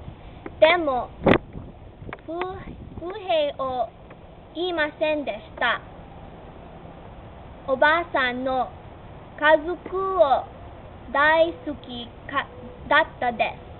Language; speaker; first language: Japanese; non-native, learner; English